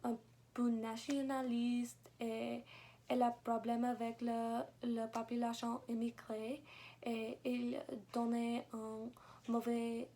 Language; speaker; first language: French; non-native, learner; English